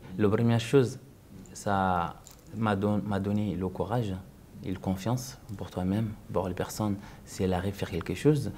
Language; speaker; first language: French; non-native, learner; Arabic